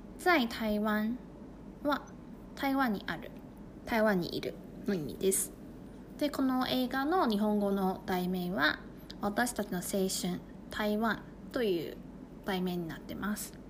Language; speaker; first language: Japanese; non-native, fluent; Chinese